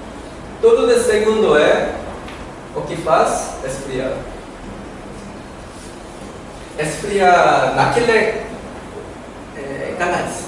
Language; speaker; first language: Portuguese; non-native, learner; Korean